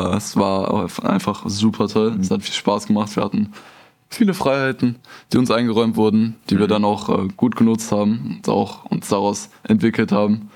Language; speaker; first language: German; native; German